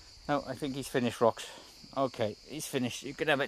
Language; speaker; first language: English; native; English